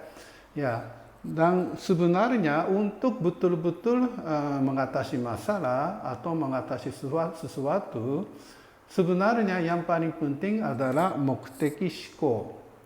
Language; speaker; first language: Indonesian; non-native, fluent; Japanese